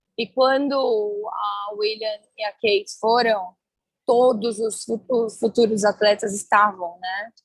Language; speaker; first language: Portuguese; native; Portuguese